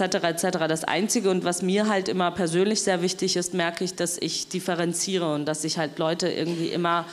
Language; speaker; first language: German; non-native, fluent; Georgian